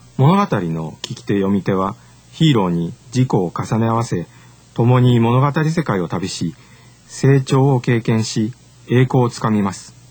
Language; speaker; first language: Japanese; native; Japanese